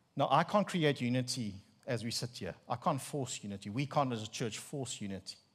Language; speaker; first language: English; non-native, local second language; Afrikaans